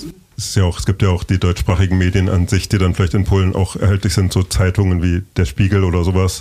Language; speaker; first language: German; native; German